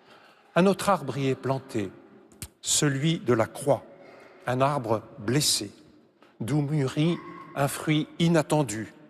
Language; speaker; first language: French; native; French